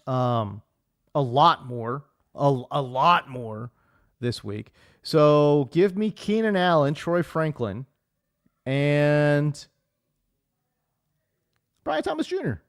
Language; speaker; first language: English; native; English